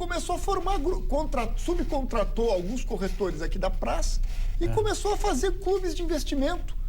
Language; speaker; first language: Portuguese; native; Portuguese